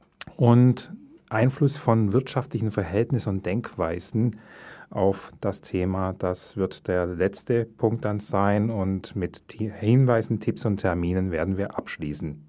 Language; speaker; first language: German; native; German